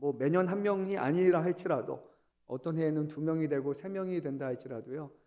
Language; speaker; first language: Korean; early bilingual, heritage; Korean